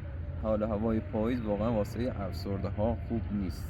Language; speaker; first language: Persian; native; Persian